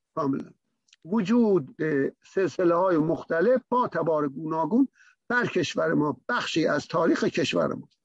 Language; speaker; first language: Persian; native; Persian